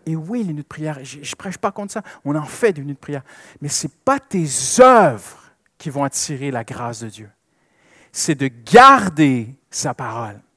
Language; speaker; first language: French; native; French